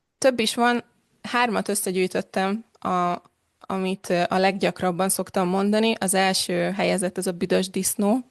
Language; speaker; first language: Hungarian; native; Hungarian